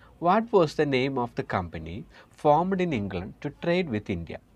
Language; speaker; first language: English; non-native, local second language; Malayalam